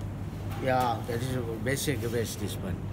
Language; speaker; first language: Dutch; non-native, learner; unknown